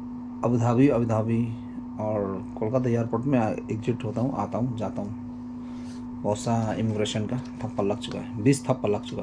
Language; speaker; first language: Hindi; non-native, local second language; Bangla